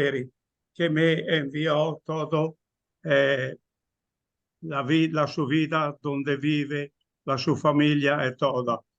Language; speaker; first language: Spanish; non-native, learner; Italian